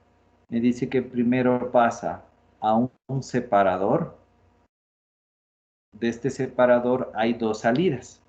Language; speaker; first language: Spanish; native; Spanish